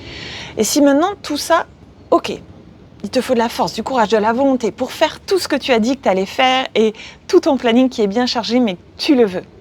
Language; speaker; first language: French; native; French